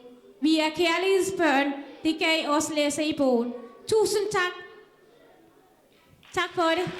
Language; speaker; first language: Danish; non-native, fluent; Tamil